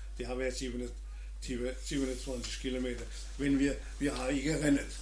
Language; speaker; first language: Danish; non-native, learner; German